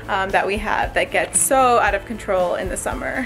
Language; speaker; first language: English; native; English